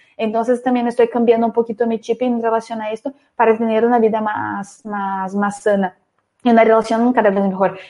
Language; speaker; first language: Spanish; non-native, fluent; Portuguese